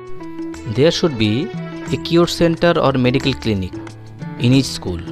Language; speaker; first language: English; non-native, local second language; Bangla